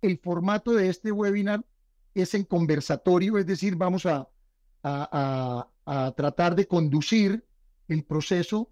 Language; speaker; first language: Spanish; native; Spanish